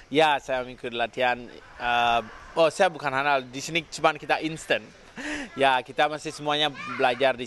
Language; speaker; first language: Indonesian; non-native, local second language; Balinese